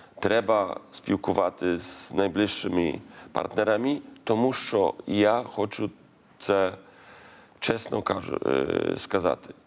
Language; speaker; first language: Ukrainian; non-native, learner; Polish